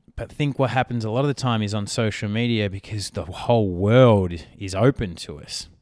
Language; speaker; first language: English; native; English